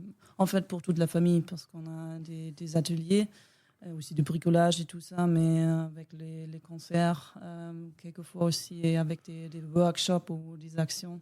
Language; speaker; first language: French; non-native, learner; German